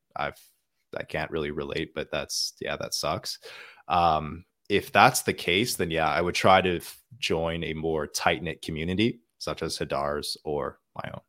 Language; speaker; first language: English; native; English